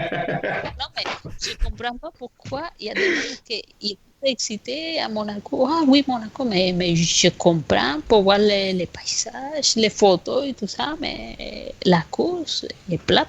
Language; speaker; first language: French; non-native, fluent; Spanish